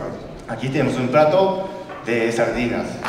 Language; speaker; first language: Spanish; non-native, learner; Japanese